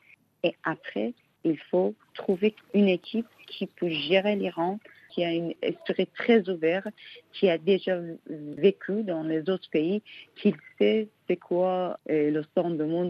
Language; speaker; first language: French; non-native, learner; Persian